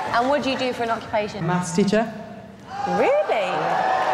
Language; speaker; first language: English; native; English